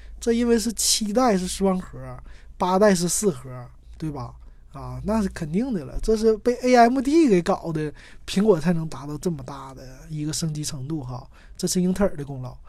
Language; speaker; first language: Chinese; native; Chinese